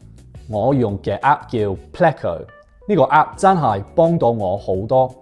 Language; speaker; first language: Cantonese; non-native, fluent; English